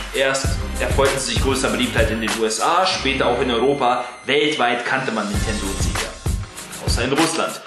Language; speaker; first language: German; early bilingual, other home language; Russian